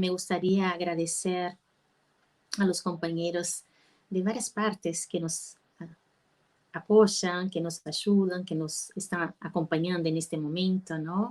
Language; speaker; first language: Spanish; non-native, fluent; Portuguese